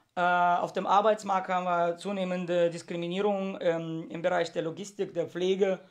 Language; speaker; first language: German; early bilingual, heritage; Russian